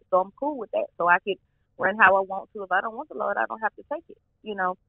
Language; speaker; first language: English; native; English